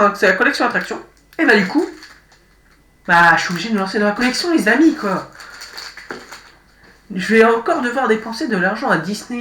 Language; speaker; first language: French; native; French